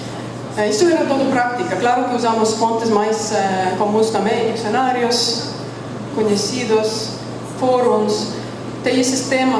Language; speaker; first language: Portuguese; non-native, fluent; Estonian